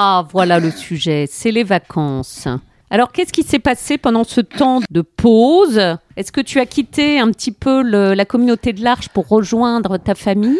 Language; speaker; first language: French; native; French